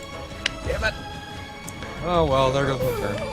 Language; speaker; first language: English; native; English